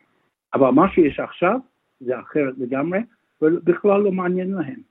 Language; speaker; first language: Hebrew; non-native, fluent; English